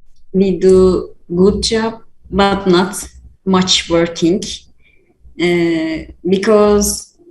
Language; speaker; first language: English; non-native, learner; Turkish